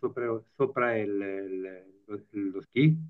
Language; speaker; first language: Spanish; non-native, learner; Italian